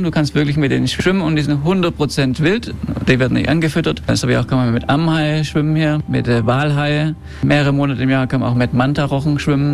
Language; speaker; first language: German; non-native, fluent; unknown